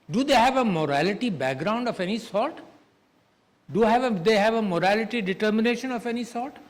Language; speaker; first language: English; non-native, local second language; Urdu